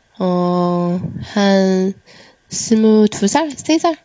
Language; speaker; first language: Korean; non-native, learner; Chinese